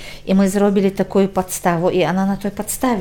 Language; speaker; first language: Polish; non-native, learner; Chechen